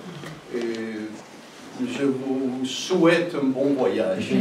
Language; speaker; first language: French; non-native, fluent; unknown